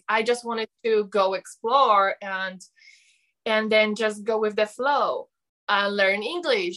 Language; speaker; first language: English; non-native, learner; Polish